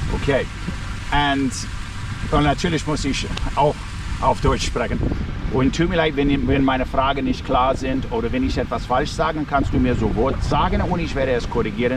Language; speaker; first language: German; non-native, learner; English